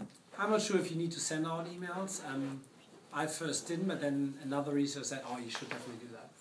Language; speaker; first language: English; non-native, fluent; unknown